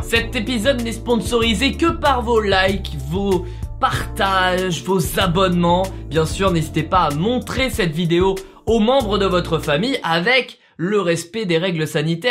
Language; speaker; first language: French; native; French